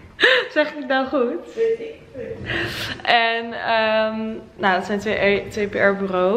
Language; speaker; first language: Dutch; native; Dutch